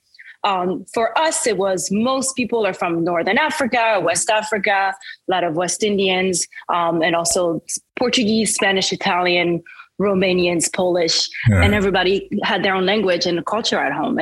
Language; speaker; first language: English; non-native, fluent; French